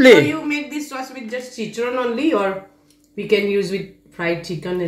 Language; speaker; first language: English; non-native, local second language; Gujarati